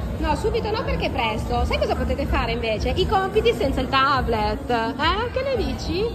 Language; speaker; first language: Italian; native; Italian